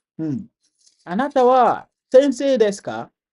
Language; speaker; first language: Japanese; non-native, learner; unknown